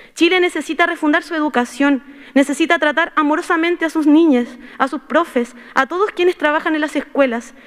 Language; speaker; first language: Spanish; native; Spanish